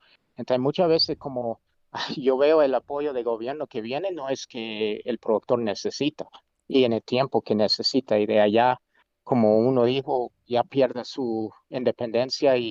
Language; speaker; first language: Spanish; non-native, fluent; English